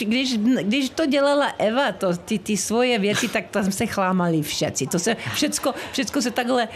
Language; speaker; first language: Czech; early bilingual, heritage; Czech